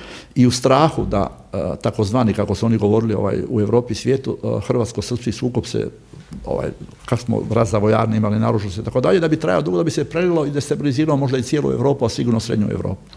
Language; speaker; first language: Croatian; native; Croatian